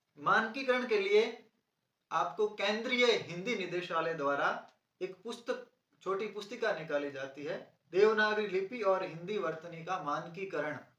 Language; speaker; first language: Hindi; native; Hindi